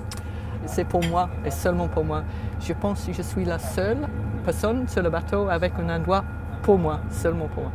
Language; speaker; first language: French; non-native, learner; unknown